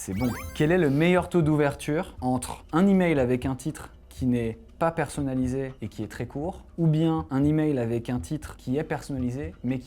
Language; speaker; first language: French; native; French